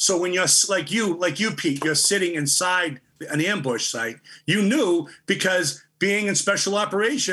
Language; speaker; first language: English; native; English